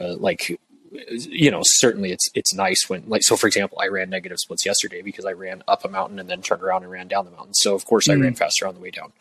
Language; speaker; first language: English; native; English